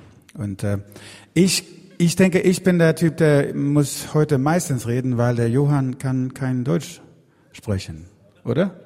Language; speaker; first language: German; non-native, learner; Swedish